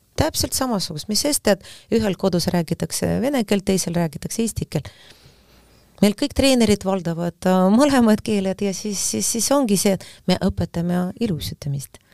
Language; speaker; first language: Estonian; non-native, fluent; Russian